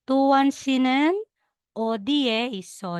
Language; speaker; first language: Korean; non-native, learner; Filipino